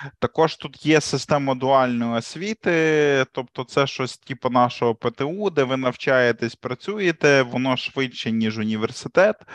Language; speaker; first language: Ukrainian; native; Ukrainian